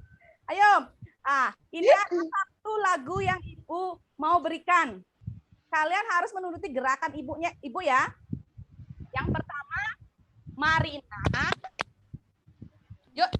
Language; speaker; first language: Indonesian; native; Indonesian